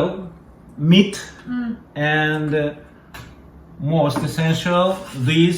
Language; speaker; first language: English; non-native, learner; Russian